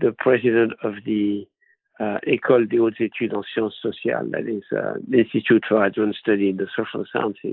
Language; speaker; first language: English; non-native, fluent; French